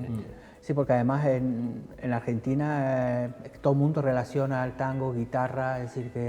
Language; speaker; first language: Spanish; native; Spanish